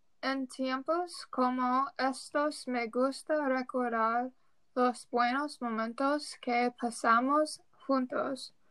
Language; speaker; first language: Spanish; non-native, learner; English